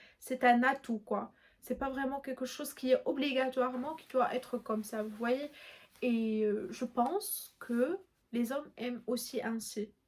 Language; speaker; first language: French; non-native, local second language; Arabic